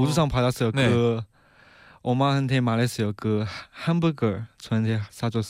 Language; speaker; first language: Korean; non-native, learner; Chinese